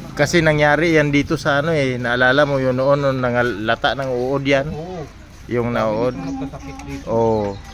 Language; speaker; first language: Filipino; native; Filipino